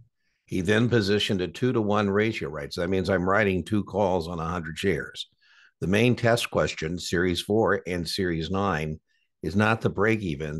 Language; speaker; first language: English; native; English